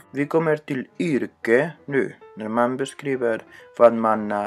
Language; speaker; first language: Swedish; non-native, fluent; Spanish